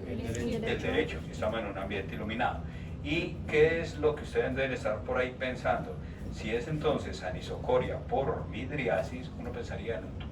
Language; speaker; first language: Spanish; native; Spanish